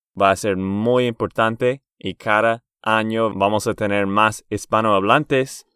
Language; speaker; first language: Spanish; non-native, fluent; English